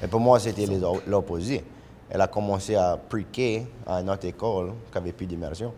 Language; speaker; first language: French; native; French